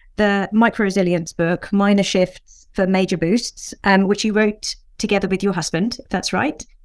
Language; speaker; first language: English; native; English